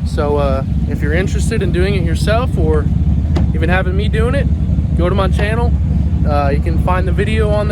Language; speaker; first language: English; native; English